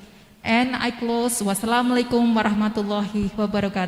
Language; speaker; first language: English; non-native, learner; Indonesian